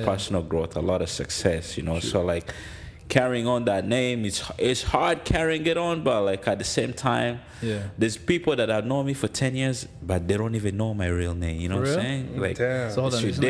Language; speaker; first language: English; non-native, local second language; Ganda